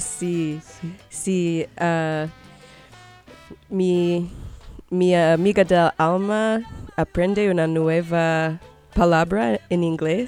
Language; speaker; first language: Spanish; non-native, learner; English